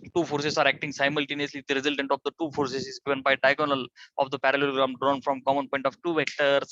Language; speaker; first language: English; non-native, local second language; Marathi